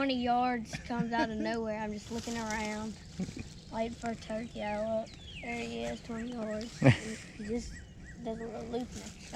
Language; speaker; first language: English; native; English